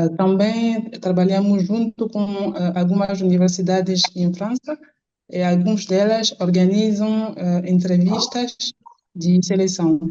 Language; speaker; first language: Portuguese; non-native, fluent; French